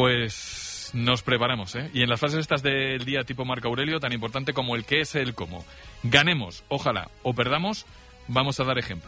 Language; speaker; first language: Spanish; native; Spanish